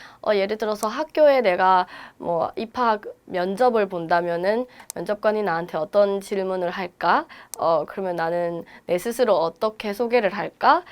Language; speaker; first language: Korean; non-native, fluent; Burmese